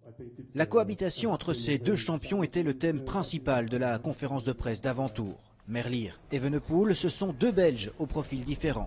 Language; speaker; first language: French; native; French